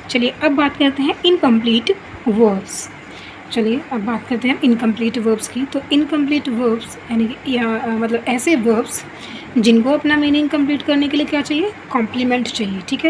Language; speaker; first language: Hindi; native; Hindi